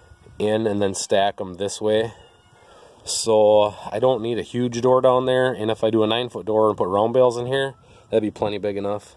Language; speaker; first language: English; native; English